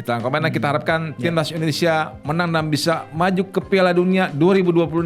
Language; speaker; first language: Indonesian; native; Indonesian